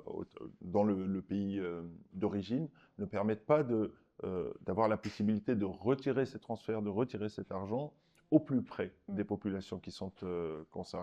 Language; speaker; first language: French; non-native, local second language; Arabic